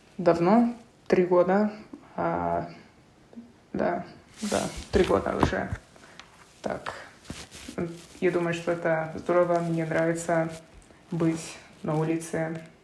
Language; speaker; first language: Russian; non-native, learner; English